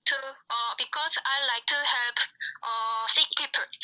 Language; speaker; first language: English; non-native, learner; Korean